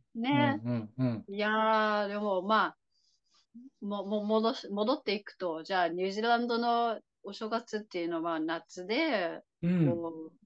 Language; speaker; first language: Japanese; non-native, fluent; English